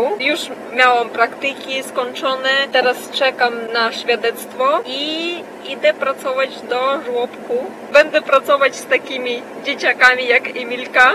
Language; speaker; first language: Polish; non-native, fluent; Russian